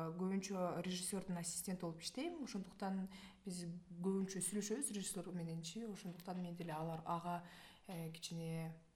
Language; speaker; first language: Kyrgyz; non-native, local second language; Russian